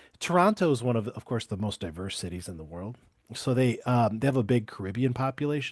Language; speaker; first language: English; native; English